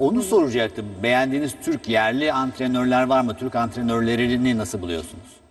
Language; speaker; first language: Turkish; native; Turkish